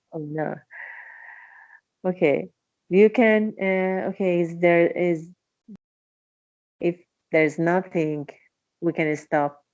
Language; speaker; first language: English; non-native, learner; Persian